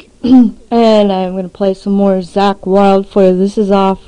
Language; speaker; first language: English; native; English